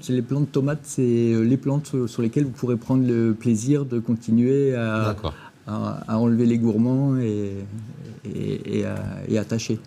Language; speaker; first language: French; native; French